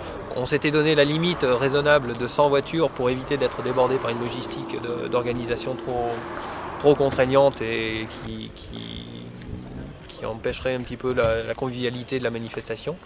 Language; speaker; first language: French; native; French